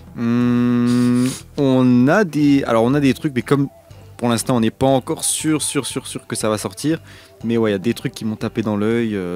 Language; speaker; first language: French; native; French